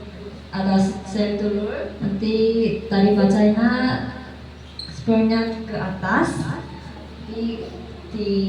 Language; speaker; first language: Indonesian; non-native, learner; Korean